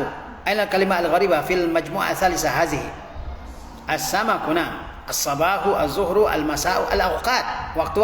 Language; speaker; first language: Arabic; non-native, fluent; Indonesian